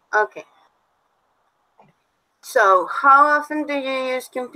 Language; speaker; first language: English; non-native, learner; Spanish